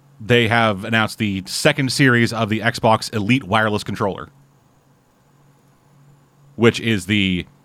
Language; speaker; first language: English; native; English